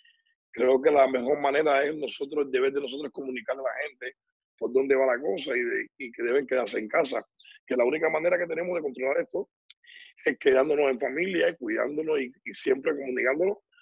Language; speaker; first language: Spanish; native; Spanish